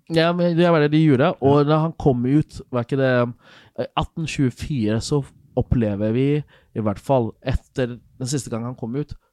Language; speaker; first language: Norwegian; non-native, fluent; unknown